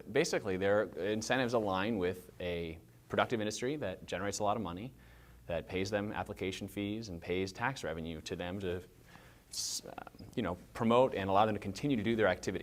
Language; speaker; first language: English; native; English